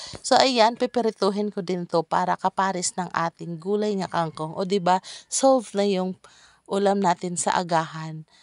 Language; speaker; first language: Filipino; non-native, local second language; Cebuano